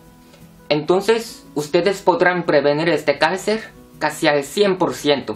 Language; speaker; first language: Spanish; non-native, fluent; Korean